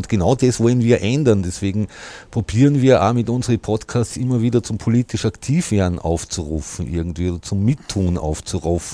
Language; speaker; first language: German; native; German